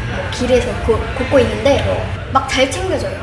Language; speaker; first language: Korean; non-native, fluent; Indonesian